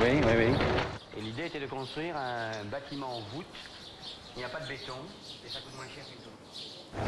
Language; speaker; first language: French; native; French